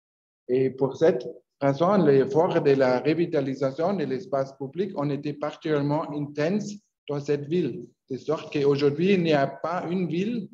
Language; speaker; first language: French; non-native, learner; Spanish